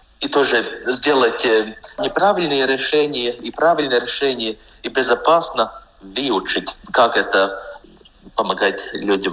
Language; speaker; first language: Russian; non-native, local second language; Latvian